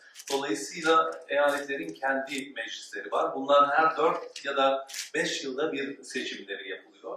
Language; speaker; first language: Turkish; early bilingual, heritage; Turkish